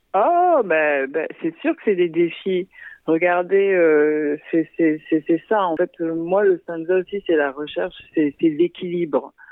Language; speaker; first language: French; non-native, local second language; Sango